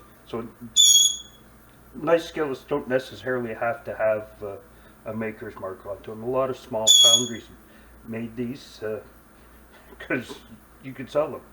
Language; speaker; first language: English; native; English